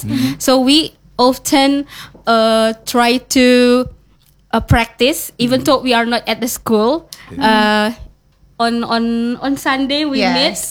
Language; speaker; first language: English; non-native, learner; Indonesian